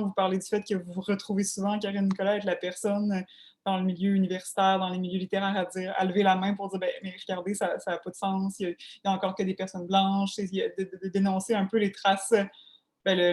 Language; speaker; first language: French; native; French